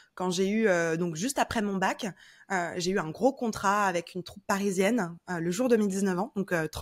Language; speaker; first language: French; native; French